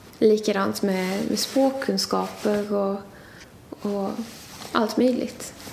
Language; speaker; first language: Swedish; native; Swedish